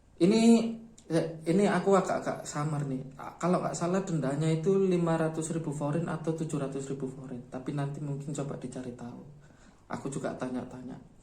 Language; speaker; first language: Indonesian; native; Indonesian